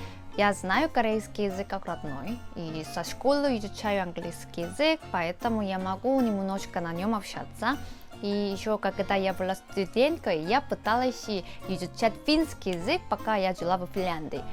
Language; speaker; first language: Russian; non-native, fluent; Korean